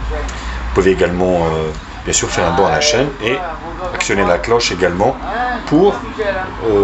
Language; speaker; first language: French; native; French